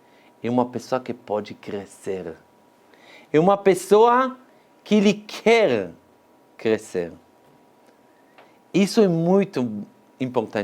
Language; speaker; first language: Portuguese; non-native, fluent; Hebrew